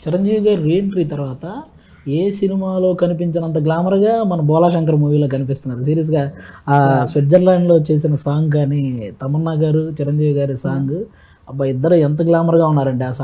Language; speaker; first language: Telugu; native; Telugu